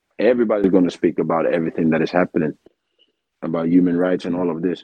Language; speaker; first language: English; non-native, local second language; Wolof